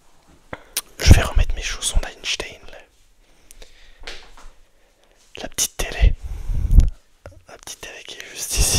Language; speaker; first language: French; native; French